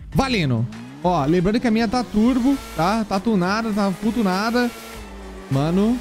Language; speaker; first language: Portuguese; native; Portuguese